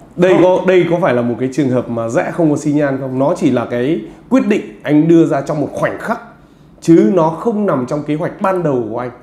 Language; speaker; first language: Vietnamese; native; Vietnamese